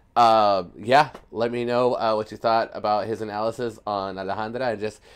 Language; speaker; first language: English; early bilingual, other home language; Spanish